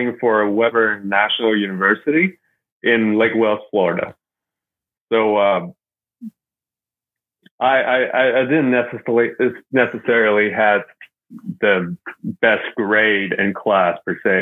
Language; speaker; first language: English; non-native, fluent; Chinese